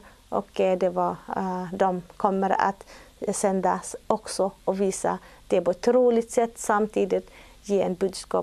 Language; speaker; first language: Swedish; non-native, fluent; Arabic